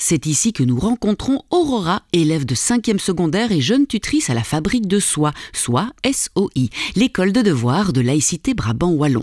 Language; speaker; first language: French; native; French